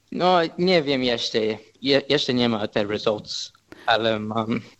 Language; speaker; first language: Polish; early bilingual, heritage; English